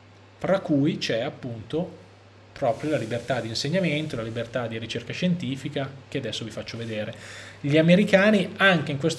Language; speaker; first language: Italian; native; Italian